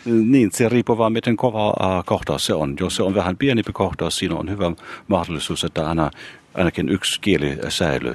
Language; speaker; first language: Finnish; non-native, fluent; German